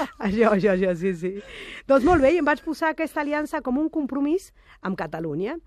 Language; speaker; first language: Catalan; non-native, fluent; Spanish